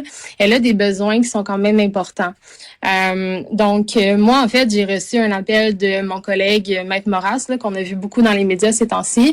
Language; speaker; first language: French; native; French